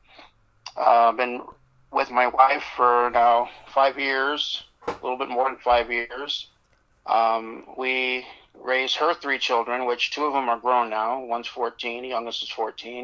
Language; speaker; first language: English; native; English